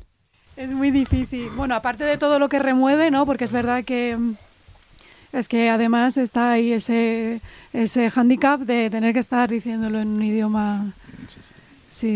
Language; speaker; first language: Spanish; native; Spanish